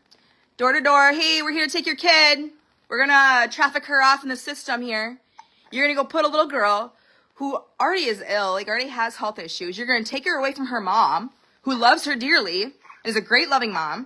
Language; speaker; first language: English; native; English